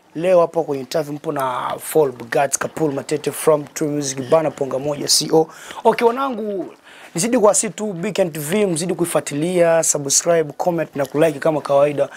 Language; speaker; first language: Swahili; native; Swahili